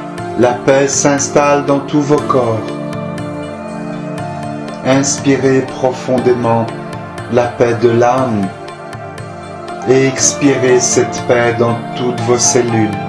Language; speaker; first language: French; native; French